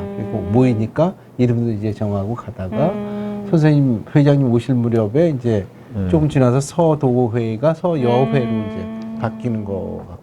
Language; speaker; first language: Korean; native; Korean